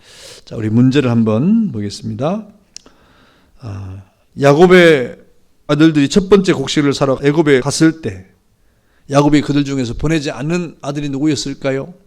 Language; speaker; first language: Korean; native; Korean